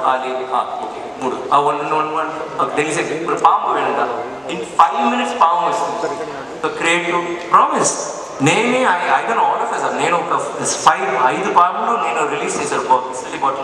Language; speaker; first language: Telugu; non-native, fluent; Tamil